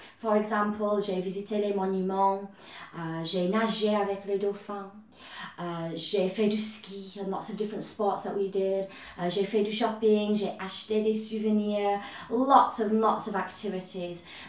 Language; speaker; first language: French; non-native, fluent; English